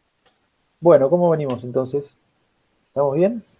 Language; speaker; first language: Spanish; native; Spanish